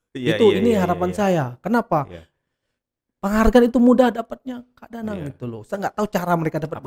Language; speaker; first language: Indonesian; native; Indonesian